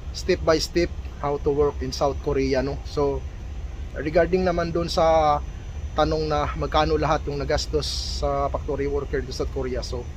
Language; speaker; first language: Filipino; non-native, local second language; Cebuano